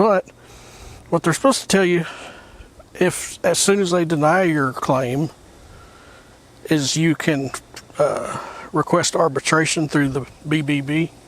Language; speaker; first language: English; native; English